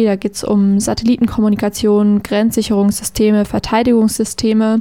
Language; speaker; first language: German; native; German